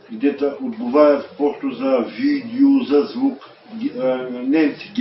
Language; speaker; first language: Russian; non-native, learner; Bulgarian